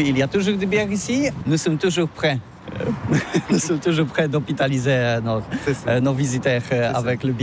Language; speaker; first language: French; non-native, learner; Polish